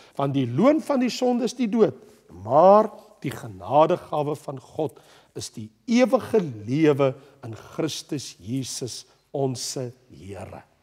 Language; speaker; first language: Afrikaans; native; Afrikaans